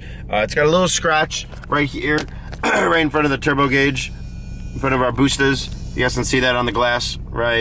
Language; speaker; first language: English; native; English